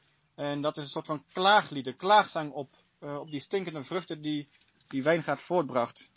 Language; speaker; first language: Dutch; native; Dutch